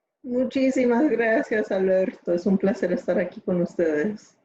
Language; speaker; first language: Spanish; early bilingual, other home language; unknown